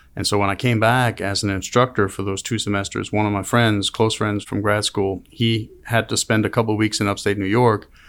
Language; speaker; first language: English; non-native, fluent; Danish